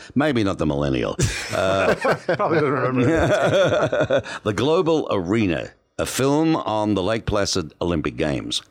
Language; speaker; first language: English; native; English